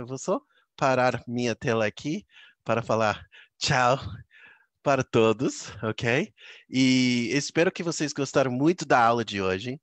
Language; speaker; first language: Portuguese; non-native, fluent; English